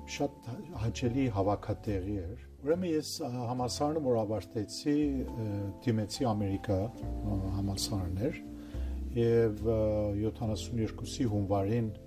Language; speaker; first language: Armenian; native; Armenian